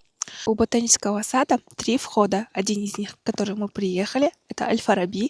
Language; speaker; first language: Russian; non-native, local second language; Kazakh